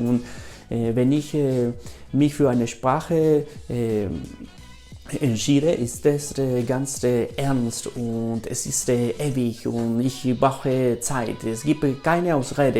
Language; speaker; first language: German; non-native, fluent; Spanish